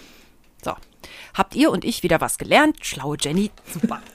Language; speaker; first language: German; native; German